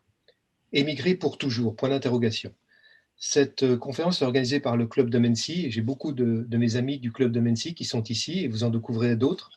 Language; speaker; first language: French; native; French